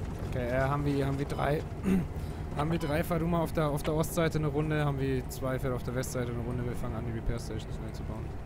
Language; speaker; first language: German; native; German